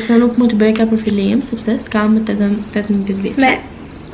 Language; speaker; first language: Albanian; early bilingual, heritage; Albanian